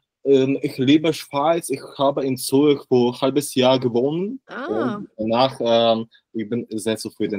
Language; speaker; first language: German; non-native, learner; Polish